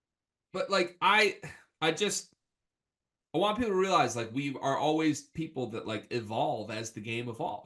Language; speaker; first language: English; native; English